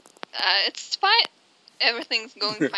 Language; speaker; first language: English; non-native, learner; Lithuanian